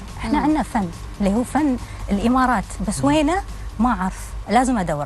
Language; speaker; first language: Arabic; native; Arabic